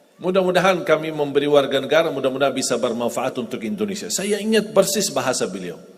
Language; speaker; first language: Indonesian; non-native, fluent; Arabic